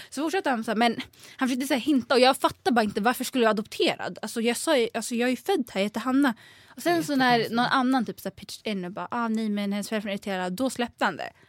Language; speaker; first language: Swedish; early bilingual, other home language; Tigrinya